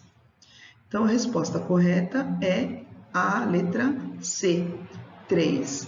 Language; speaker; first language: Portuguese; native; Portuguese